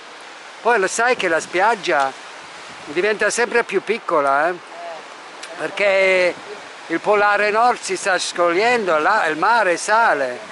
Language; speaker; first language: Italian; non-native, fluent; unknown